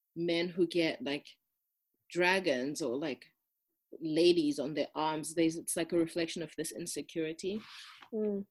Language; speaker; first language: English; non-native, local second language; Zulu